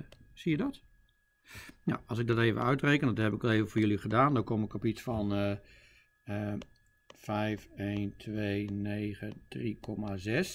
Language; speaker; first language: Dutch; native; Dutch